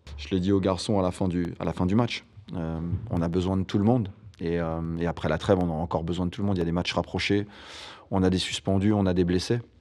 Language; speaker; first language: French; native; French